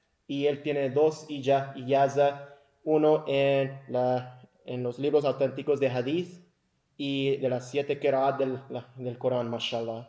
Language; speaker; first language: Spanish; early bilingual, heritage; English